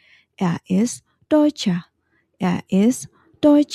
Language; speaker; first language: German; non-native, fluent; Indonesian